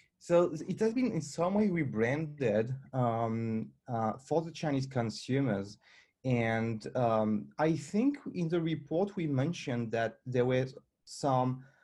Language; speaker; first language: English; non-native, fluent; French